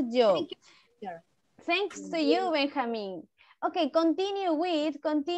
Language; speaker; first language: English; non-native, fluent; Spanish